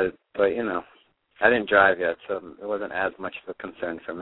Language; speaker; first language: English; native; English